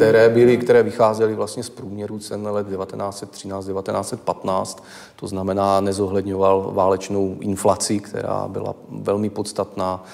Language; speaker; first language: Czech; native; Czech